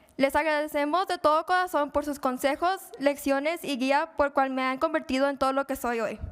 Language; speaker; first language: Spanish; early bilingual, heritage; Spanish